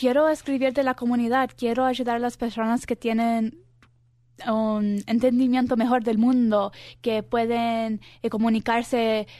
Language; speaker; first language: Spanish; early bilingual, heritage; Spanish